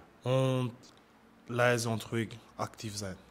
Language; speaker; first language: German; non-native, learner; French